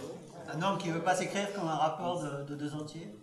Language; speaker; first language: French; native; French